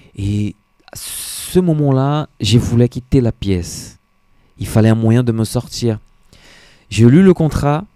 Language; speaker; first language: French; non-native, fluent; Portuguese